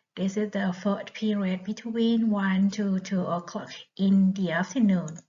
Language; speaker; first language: English; non-native, learner; Thai